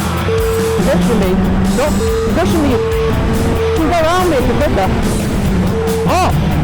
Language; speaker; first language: English; native; English